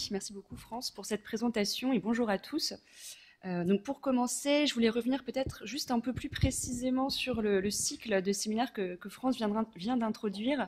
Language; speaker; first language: French; native; French